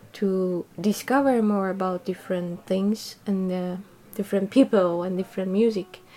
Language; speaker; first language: English; non-native, fluent; Persian